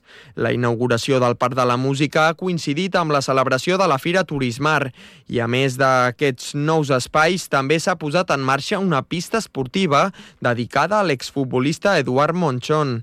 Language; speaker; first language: Catalan; native; Catalan